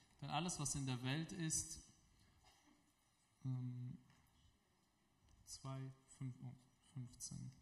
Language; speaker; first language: German; non-native, fluent; Russian